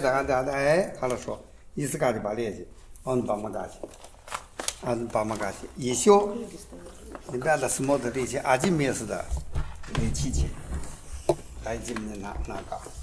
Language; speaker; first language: Russian; non-native, learner; Chinese